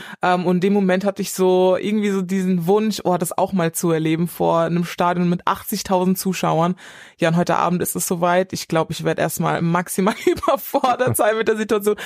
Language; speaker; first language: German; native; German